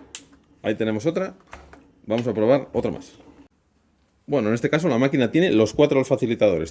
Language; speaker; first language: Spanish; native; Spanish